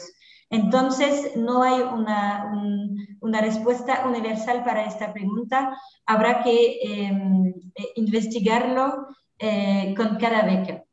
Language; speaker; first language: Spanish; non-native, fluent; French